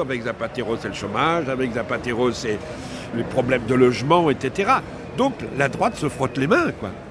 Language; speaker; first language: French; native; French